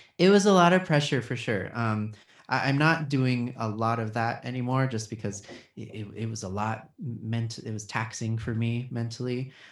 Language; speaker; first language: English; early bilingual, other home language; Spanish